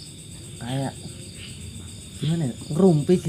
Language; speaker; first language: Indonesian; native; Indonesian